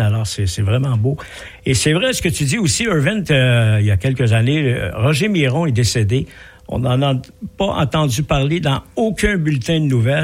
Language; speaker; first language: French; native; French